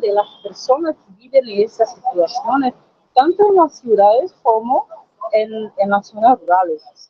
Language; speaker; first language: Spanish; non-native, learner; Portuguese